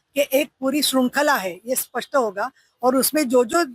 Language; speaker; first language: Hindi; non-native, local second language; Marathi